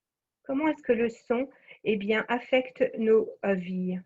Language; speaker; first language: French; native; French